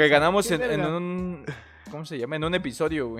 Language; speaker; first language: Spanish; native; Spanish